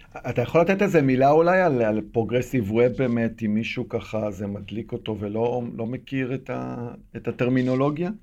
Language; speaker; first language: Hebrew; native; Hebrew